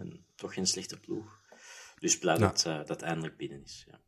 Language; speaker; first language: Dutch; native; Dutch